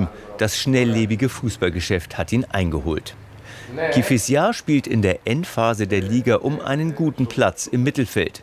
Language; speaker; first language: German; native; German